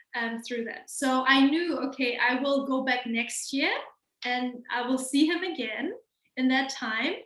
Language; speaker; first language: English; non-native, fluent; German